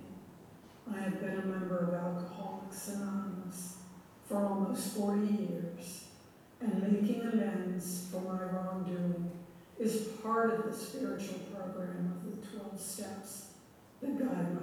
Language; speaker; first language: English; native; English